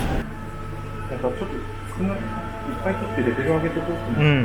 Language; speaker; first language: Japanese; native; Japanese